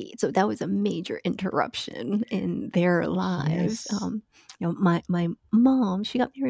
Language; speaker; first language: English; non-native, fluent; Chinese